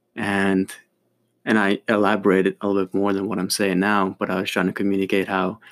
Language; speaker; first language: English; early bilingual, other home language; Ukrainian